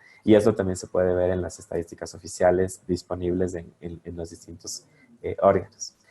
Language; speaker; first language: Spanish; native; Spanish